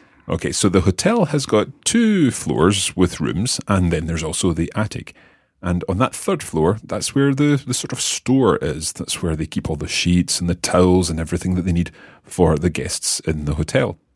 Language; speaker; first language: English; native; English